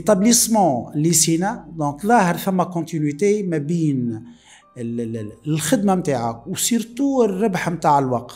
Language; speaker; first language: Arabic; native; Arabic